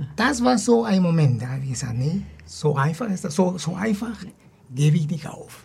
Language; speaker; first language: German; non-native, fluent; Spanish